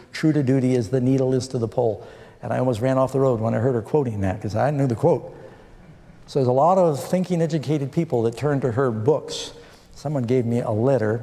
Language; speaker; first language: English; native; English